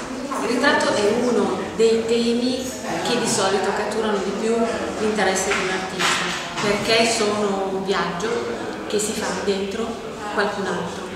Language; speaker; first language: Italian; native; Italian